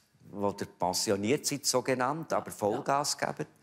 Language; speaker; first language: German; native; German